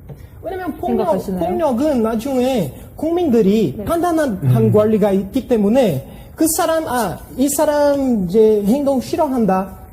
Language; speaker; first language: Korean; non-native, fluent; Portuguese